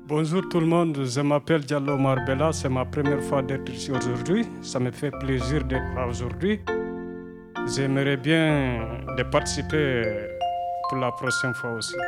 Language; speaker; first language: French; non-native, learner; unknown